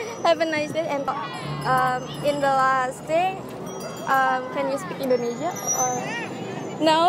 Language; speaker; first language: English; non-native, learner; Indonesian